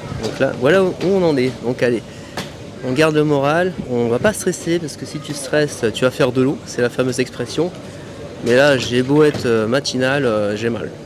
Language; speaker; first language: French; native; French